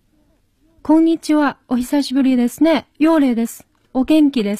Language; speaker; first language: Japanese; non-native, fluent; Chinese